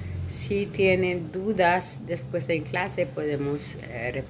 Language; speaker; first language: Spanish; non-native, learner; French